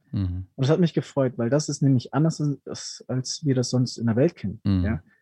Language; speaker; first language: German; early bilingual, other home language; Spanish